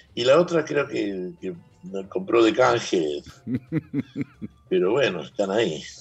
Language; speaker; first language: Spanish; native; Spanish